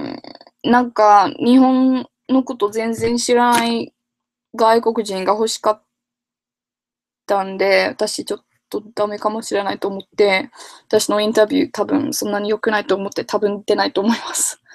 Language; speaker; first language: Japanese; non-native, fluent; English